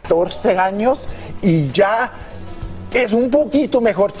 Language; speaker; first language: Spanish; non-native, learner; English